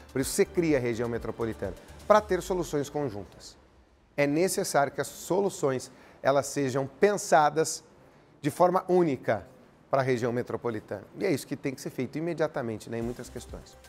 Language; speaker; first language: Portuguese; native; Portuguese